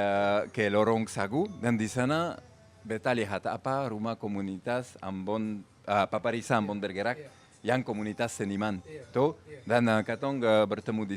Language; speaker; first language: Indonesian; non-native, fluent; French